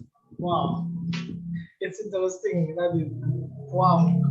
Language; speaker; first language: English; non-native, learner; Indonesian